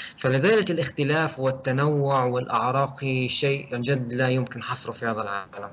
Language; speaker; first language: Arabic; native; Arabic